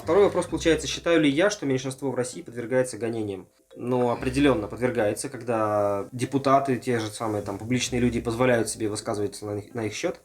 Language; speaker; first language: Russian; native; Russian